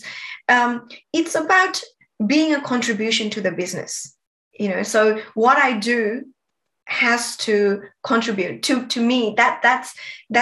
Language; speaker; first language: English; non-native, local second language; Nepali